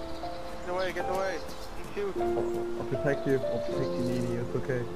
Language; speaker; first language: English; non-native, learner; French